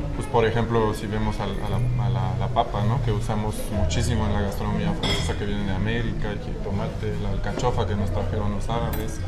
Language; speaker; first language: Spanish; non-native, fluent; French